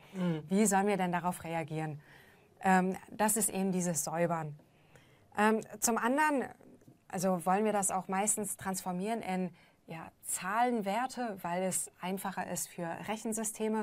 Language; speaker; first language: German; native; German